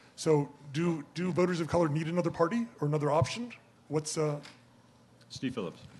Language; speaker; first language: English; native; English